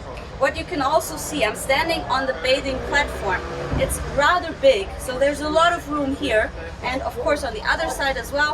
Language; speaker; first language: English; non-native, fluent; German